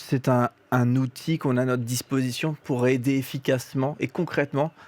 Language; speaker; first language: French; native; French